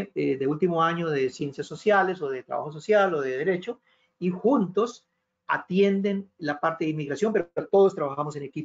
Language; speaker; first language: Spanish; native; Spanish